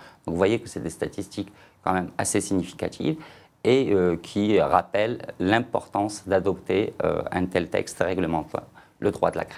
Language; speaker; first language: French; non-native, local second language; Arabic